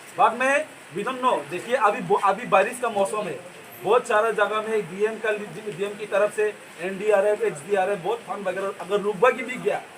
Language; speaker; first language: Hindi; non-native, local second language; Kok Borok